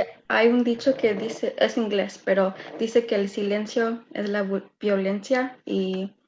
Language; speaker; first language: Spanish; early bilingual, other home language; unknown